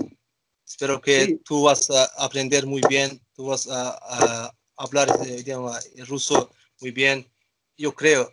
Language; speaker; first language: Spanish; non-native, learner; Azerbaijani